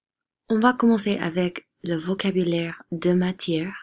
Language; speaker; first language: French; non-native, fluent; English